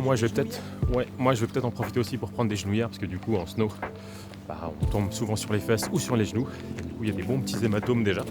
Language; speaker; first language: French; native; French